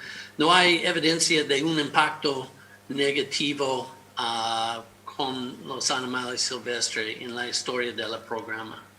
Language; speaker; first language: Spanish; non-native, fluent; English